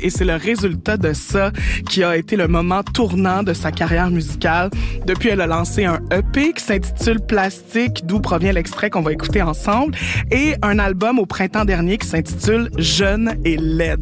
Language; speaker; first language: French; native; French